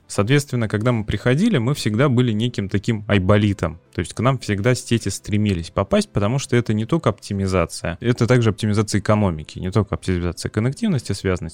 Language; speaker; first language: Russian; native; Russian